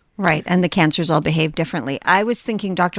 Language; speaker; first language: English; native; English